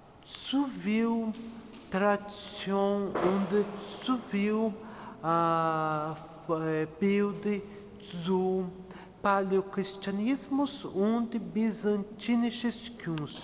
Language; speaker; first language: German; non-native, learner; Portuguese